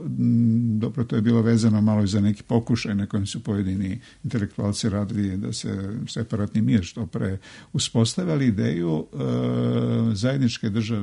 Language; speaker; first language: Serbian; native; Serbian